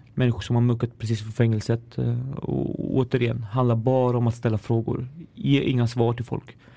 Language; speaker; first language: Swedish; early bilingual, other home language; Arabic